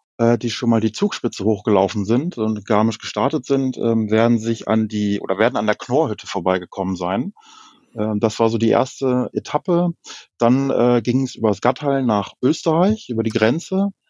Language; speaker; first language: German; native; German